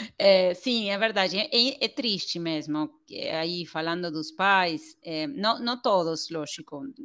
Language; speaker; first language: Portuguese; non-native, fluent; Spanish